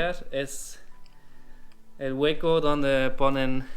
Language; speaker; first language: Spanish; non-native, learner; German